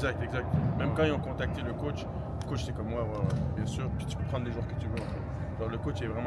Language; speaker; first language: French; native; French